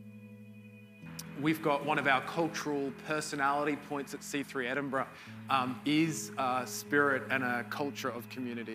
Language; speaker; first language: English; native; English